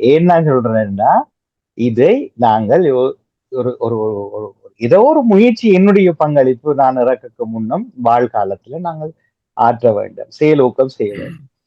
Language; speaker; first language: Tamil; native; Tamil